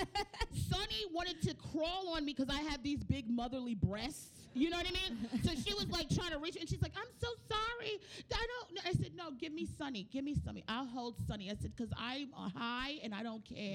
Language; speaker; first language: English; native; English